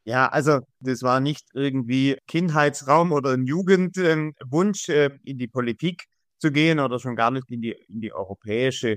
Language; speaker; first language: German; native; German